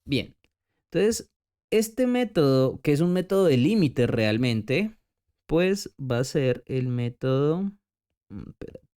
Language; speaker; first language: Spanish; native; Spanish